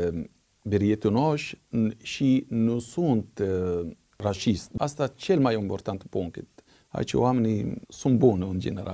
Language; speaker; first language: Romanian; non-native, fluent; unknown